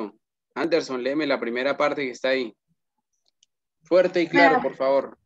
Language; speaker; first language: Spanish; native; Spanish